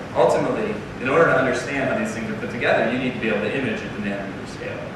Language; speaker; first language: English; native; English